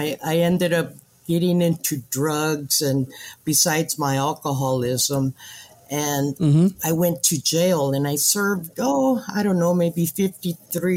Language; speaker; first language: English; native; English